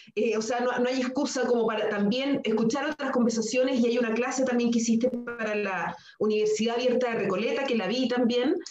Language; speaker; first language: Spanish; native; Spanish